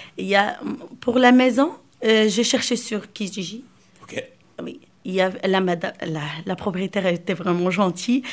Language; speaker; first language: French; non-native, local second language; Arabic